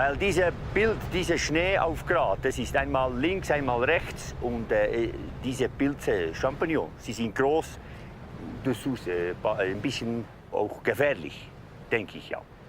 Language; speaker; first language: German; non-native, learner; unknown